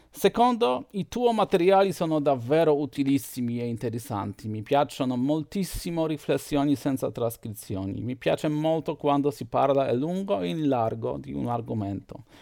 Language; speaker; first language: Italian; non-native, fluent; Polish